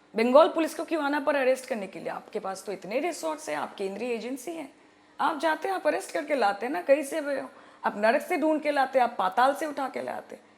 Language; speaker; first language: Hindi; non-native, local second language; Bangla